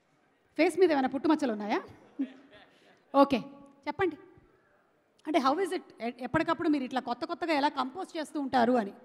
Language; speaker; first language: Telugu; native; Telugu